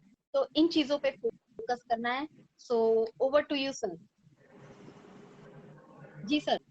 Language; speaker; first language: Hindi; native; Hindi